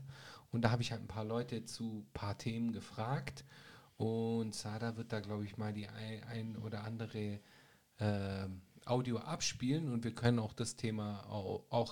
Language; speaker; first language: German; native; German